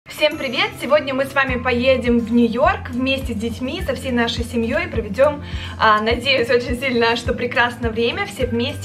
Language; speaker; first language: Russian; native; Russian